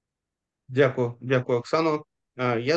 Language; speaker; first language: Ukrainian; native; Ukrainian